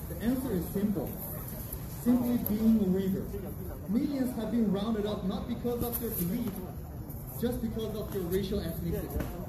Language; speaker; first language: English; non-native, fluent; Uyghur